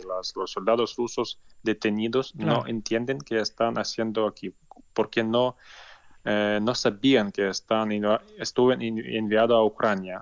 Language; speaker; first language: Spanish; non-native, learner; Ukrainian